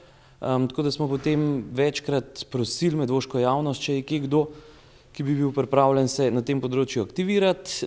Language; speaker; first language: Slovenian; native; Slovenian